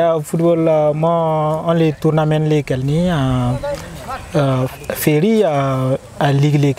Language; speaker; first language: Nepali; non-native, learner; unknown